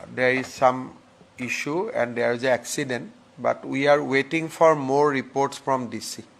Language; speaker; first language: English; non-native, local second language; Assamese